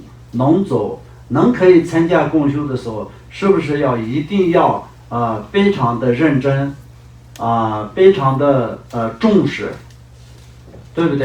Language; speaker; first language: Chinese; non-native, local second language; Tibetan